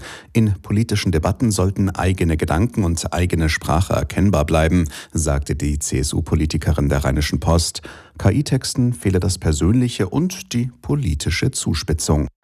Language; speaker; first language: German; native; German